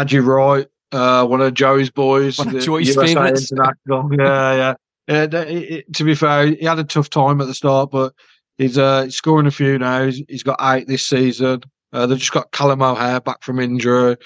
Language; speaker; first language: English; native; English